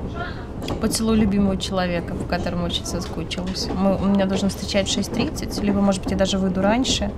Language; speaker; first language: Russian; native; Russian